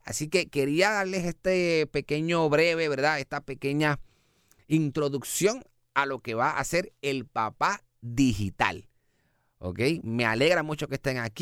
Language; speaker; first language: Spanish; native; Spanish